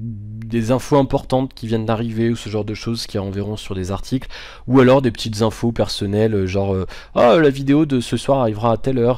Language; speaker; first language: French; native; French